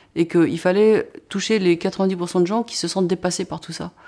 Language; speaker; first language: French; native; French